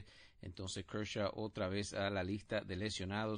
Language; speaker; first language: Spanish; native; Spanish